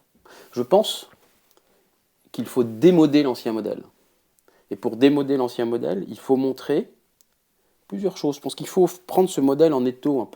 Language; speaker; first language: French; native; French